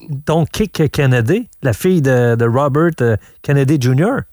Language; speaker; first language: French; native; French